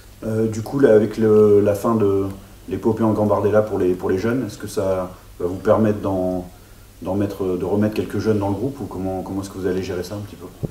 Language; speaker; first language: French; native; French